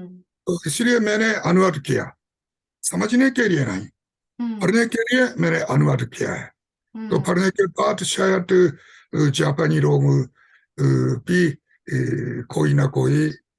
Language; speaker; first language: Hindi; non-native, fluent; Japanese